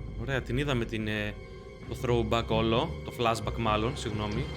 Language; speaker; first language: Greek; native; Greek